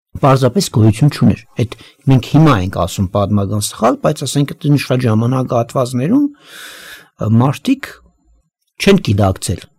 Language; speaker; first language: Armenian; native; Armenian